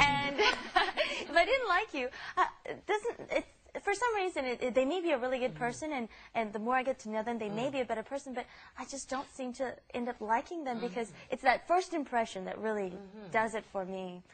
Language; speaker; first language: English; native; English